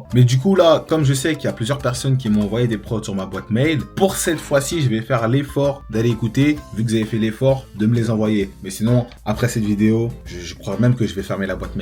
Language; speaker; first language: French; native; French